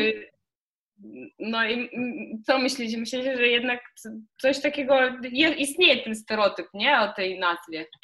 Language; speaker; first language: Polish; non-native, fluent; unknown